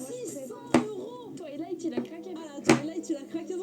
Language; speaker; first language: French; native; French